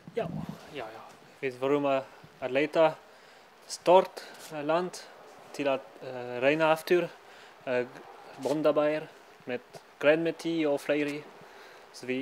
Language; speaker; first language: Icelandic; non-native, learner; Swiss German